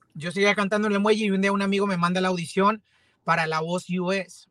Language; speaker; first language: Spanish; native; Spanish